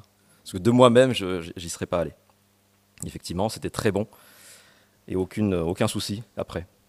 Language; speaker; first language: French; non-native, local second language; Malagasy